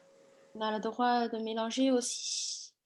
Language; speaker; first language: French; non-native, fluent; Chinese